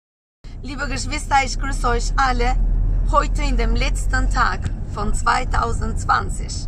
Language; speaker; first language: German; non-native, learner; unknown